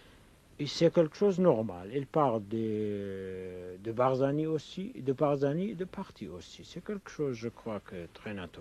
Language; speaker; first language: French; non-native, fluent; Kurdish